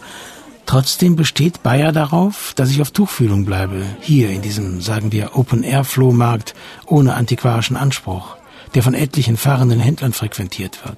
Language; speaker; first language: German; native; German